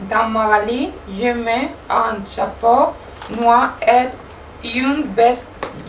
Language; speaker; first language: French; non-native, learner; Spanish